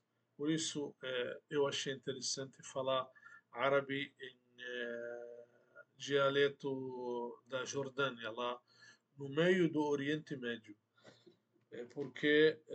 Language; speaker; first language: Portuguese; non-native, fluent; Arabic